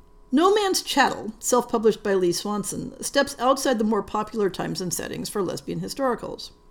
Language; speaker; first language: English; native; English